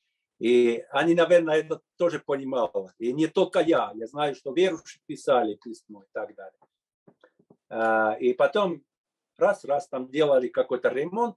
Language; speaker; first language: Russian; non-native, fluent; Finnish